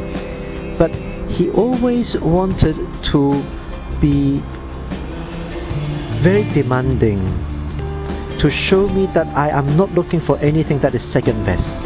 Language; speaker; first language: English; non-native, local second language; Cantonese